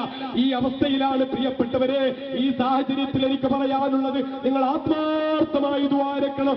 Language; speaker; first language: Malayalam; native; Malayalam